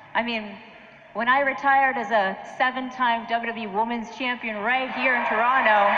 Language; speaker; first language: English; native; English